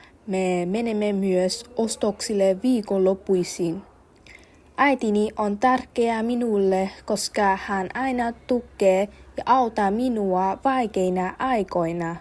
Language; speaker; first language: Finnish; non-native, learner; Vietnamese